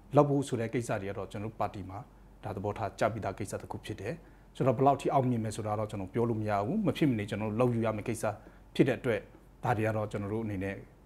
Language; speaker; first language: Burmese; non-native, local second language; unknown